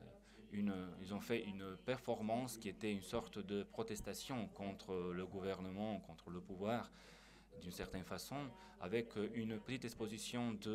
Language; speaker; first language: French; non-native, fluent; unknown